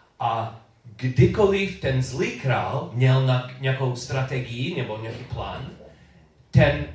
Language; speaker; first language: Czech; non-native, learner; English